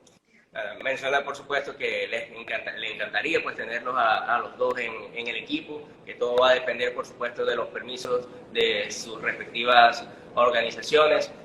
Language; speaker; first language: Spanish; native; Spanish